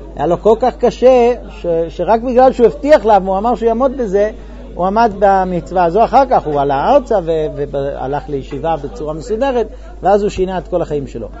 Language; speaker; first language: Hebrew; non-native, fluent; English